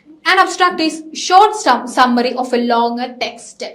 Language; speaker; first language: English; non-native, local second language; Malayalam